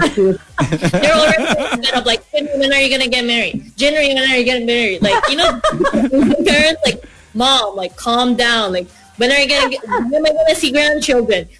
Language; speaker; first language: English; non-native, local second language; Korean